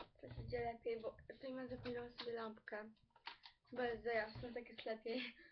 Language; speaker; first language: Polish; early bilingual, heritage; Polish